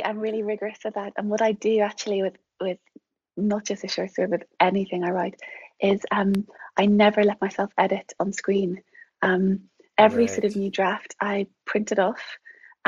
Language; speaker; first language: English; native; English